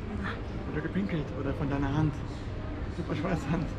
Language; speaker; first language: German; native; German